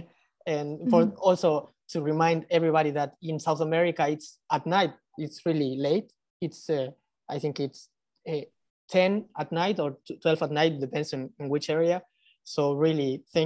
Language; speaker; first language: English; non-native, fluent; Spanish